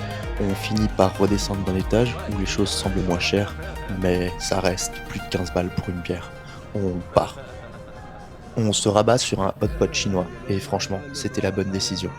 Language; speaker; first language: French; native; French